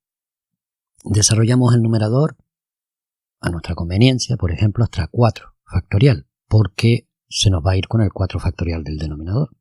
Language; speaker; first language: Spanish; native; Spanish